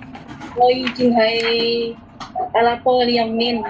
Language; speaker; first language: Cantonese; non-native, learner; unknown